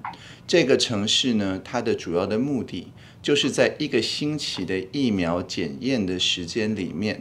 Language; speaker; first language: Chinese; native; Chinese